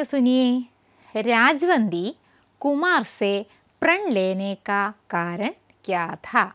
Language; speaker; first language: Hindi; non-native, local second language; Malayalam